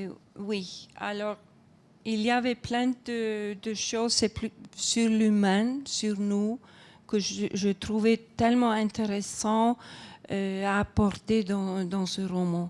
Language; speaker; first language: French; non-native, fluent; Icelandic